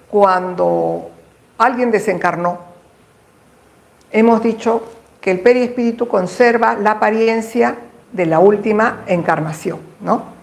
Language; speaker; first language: Spanish; native; Spanish